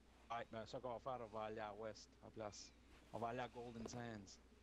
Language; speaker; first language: French; native; French